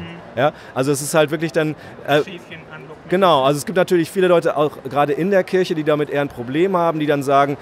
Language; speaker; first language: German; native; German